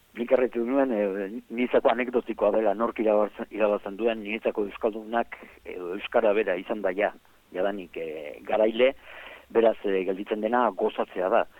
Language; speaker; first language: Basque; native; Basque